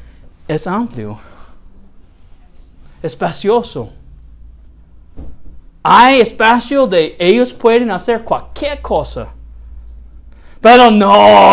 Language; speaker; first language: Spanish; non-native, learner; English